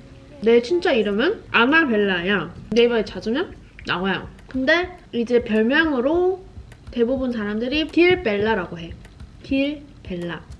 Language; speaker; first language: Korean; non-native, fluent; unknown